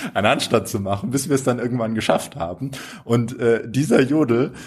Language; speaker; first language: German; native; German